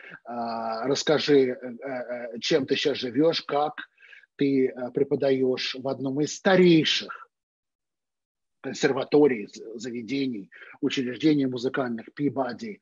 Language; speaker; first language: Russian; native; Russian